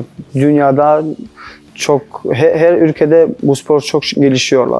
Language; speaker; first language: Turkish; non-native, learner; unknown